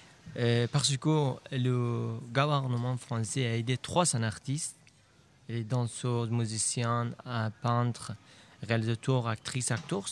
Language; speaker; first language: French; non-native, learner; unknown